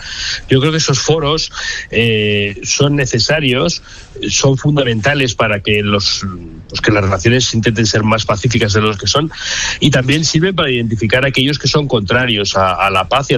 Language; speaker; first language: Spanish; native; Spanish